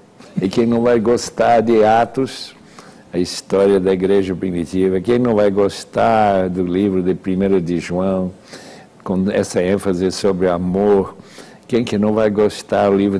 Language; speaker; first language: Portuguese; non-native, fluent; English